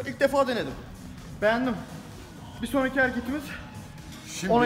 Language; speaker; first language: Turkish; native; Turkish